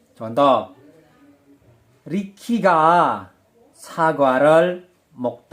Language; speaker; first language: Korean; non-native, fluent; Indonesian